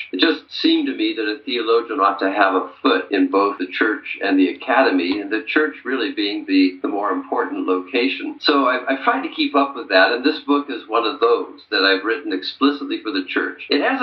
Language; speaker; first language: English; native; English